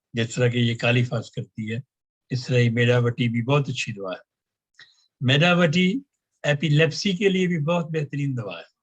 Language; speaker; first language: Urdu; non-native, local second language; Punjabi